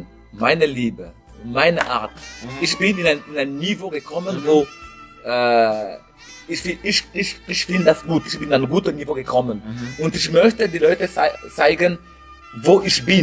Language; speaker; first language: German; non-native, learner; French